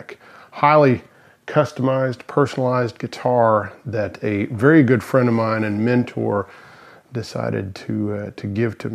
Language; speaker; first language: English; native; English